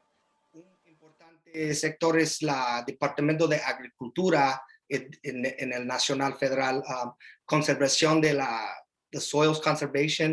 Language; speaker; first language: Spanish; early bilingual, heritage; English